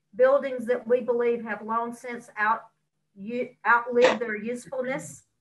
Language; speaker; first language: English; native; English